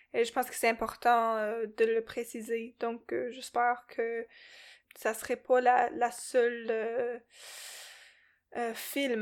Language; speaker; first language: French; non-native, local second language; English